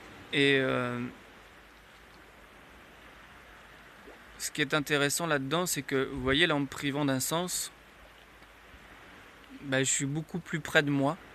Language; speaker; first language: French; native; French